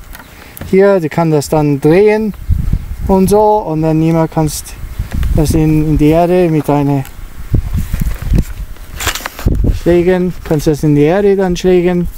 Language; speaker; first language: German; non-native, learner; Italian